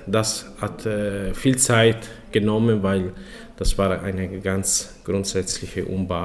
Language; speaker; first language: German; non-native, learner; Italian